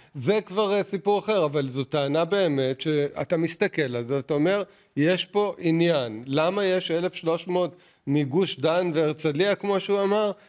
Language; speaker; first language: Hebrew; native; Hebrew